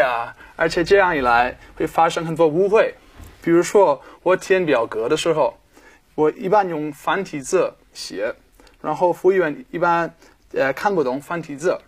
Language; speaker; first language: Chinese; non-native, fluent; German